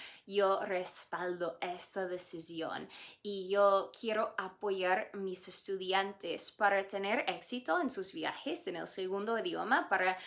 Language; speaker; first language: Spanish; non-native, fluent; English